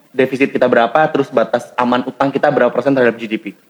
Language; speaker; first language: Indonesian; native; Indonesian